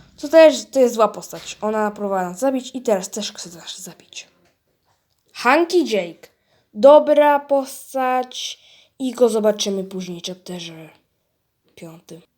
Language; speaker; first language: Polish; early bilingual, heritage; Polish